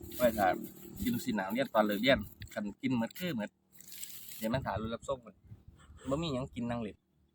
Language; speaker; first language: Thai; native; Thai